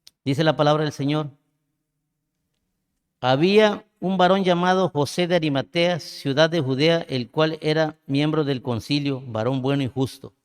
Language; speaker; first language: Spanish; native; Spanish